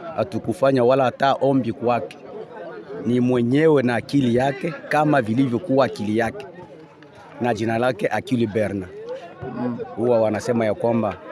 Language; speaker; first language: Swahili; native; Swahili